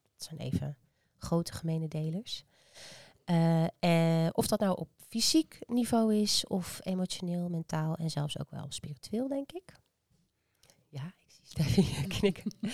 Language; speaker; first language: Dutch; native; Dutch